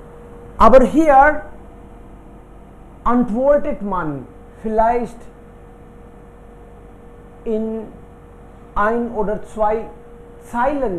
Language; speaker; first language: German; non-native, fluent; Hindi